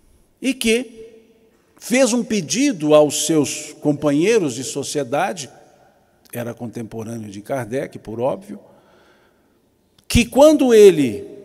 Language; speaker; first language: Portuguese; native; Portuguese